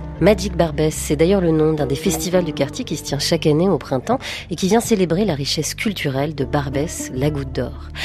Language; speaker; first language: French; native; French